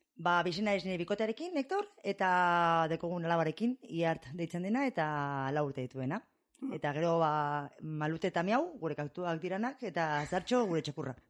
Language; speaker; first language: Basque; non-native, fluent; English